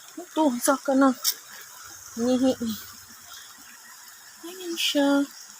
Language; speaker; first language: Filipino; non-native, local second language; Cebuano